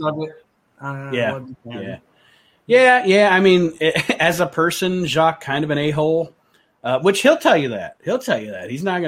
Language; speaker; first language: English; native; English